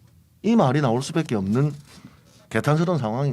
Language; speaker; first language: Korean; native; Korean